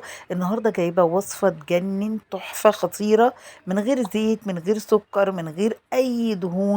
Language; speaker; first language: Arabic; native; Arabic